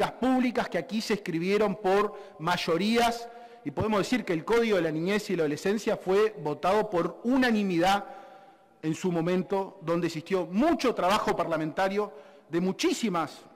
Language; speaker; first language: Spanish; native; Spanish